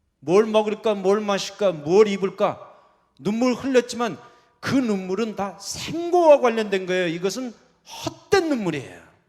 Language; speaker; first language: Korean; early bilingual, heritage; Korean